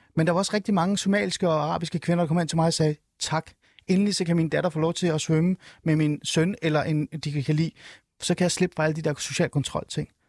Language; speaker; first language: Danish; early bilingual, other home language; Somali